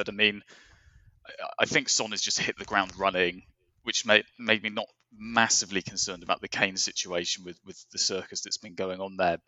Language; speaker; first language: English; native; English